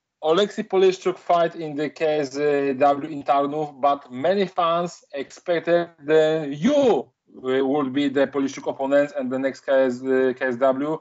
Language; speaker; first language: English; non-native, learner; Polish